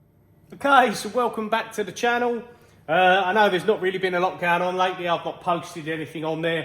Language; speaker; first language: English; native; English